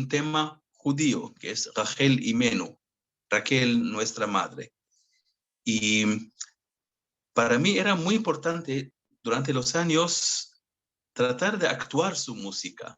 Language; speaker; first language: Spanish; non-native, fluent; Hebrew